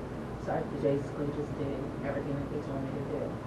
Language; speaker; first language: English; native; English